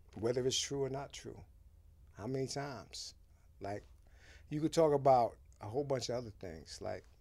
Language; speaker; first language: English; early bilingual, other home language; Haitian Creole